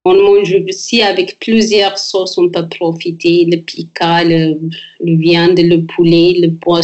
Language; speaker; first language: French; non-native, learner; Amharic